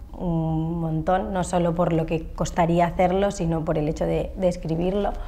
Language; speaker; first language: Spanish; native; Spanish